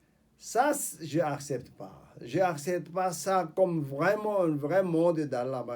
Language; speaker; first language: French; non-native, fluent; Tibetan